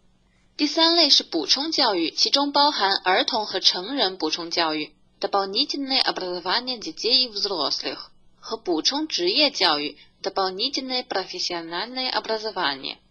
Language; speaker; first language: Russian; non-native, fluent; Chinese